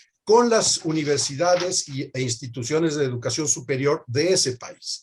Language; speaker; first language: Spanish; native; Spanish